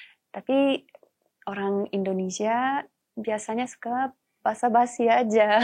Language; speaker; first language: Indonesian; non-native, fluent; Polish